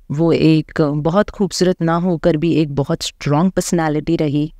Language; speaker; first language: Hindi; native; Hindi